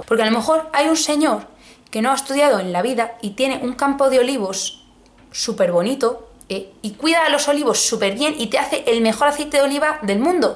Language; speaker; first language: Spanish; native; Spanish